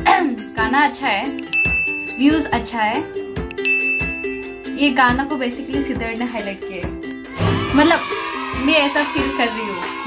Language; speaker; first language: Hindi; non-native, local second language; Bodo